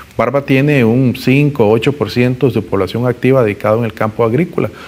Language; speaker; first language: Spanish; native; Spanish